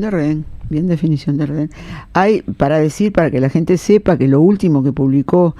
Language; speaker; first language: Spanish; native; Spanish